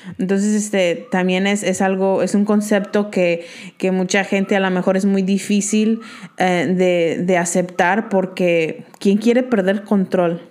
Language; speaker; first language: Spanish; early bilingual, heritage; Spanish